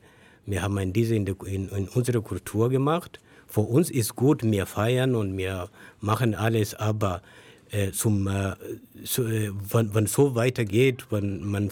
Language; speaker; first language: German; non-native, learner; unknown